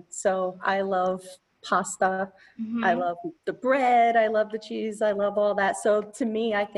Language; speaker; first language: English; native; English